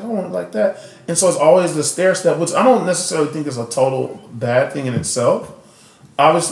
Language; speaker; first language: English; native; English